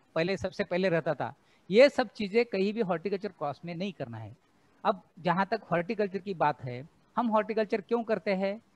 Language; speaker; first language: Hindi; non-native, local second language; Marathi